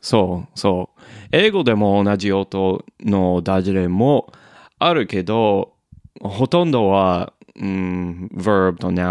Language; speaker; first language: Japanese; non-native, learner; English